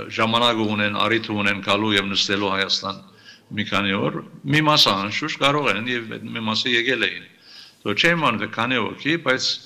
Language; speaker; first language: Armenian; early bilingual, heritage; Armenian